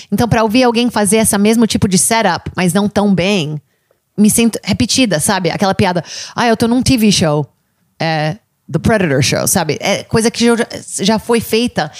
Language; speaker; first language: Portuguese; early bilingual, heritage; English